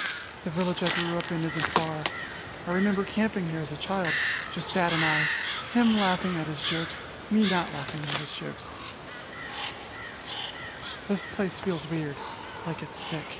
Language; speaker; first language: English; native; English